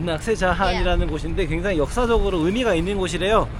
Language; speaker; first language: Korean; native; Korean